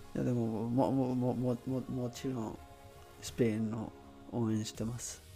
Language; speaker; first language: Japanese; non-native, learner; Spanish